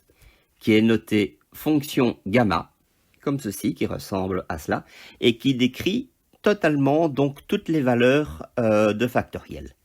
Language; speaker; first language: French; native; French